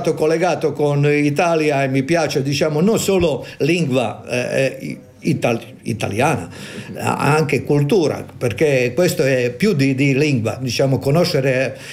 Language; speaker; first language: Italian; non-native, fluent; Croatian